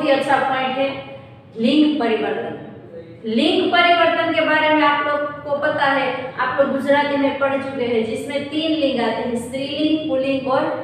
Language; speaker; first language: Hindi; non-native, local second language; Gujarati